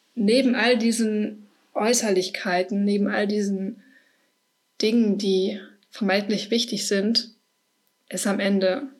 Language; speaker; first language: German; native; German